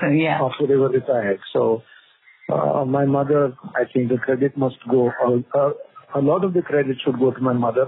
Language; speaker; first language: English; non-native, local second language; Kodava